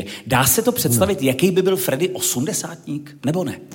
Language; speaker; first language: Czech; native; Czech